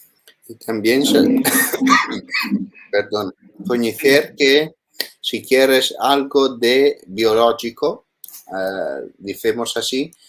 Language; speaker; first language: Spanish; non-native, learner; Italian